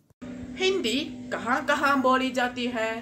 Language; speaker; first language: Hindi; non-native, local second language; Tamil